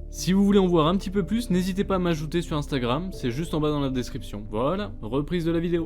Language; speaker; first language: French; native; French